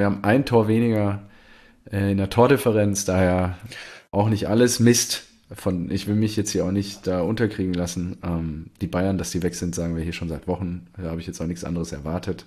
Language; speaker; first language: German; native; German